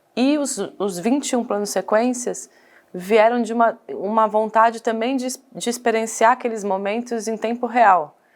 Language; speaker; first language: Portuguese; native; Portuguese